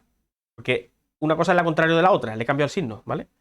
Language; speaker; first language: Spanish; native; Spanish